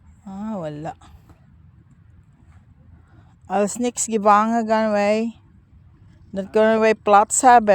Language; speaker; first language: Dutch; non-native, learner; Filipino